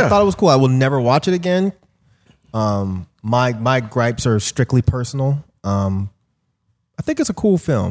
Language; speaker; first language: English; native; English